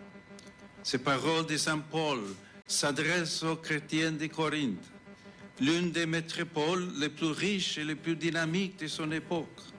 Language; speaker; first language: French; non-native, fluent; English